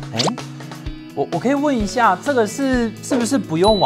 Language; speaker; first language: Chinese; non-native, fluent; English